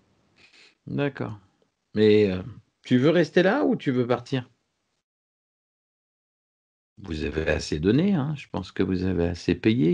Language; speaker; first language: French; native; French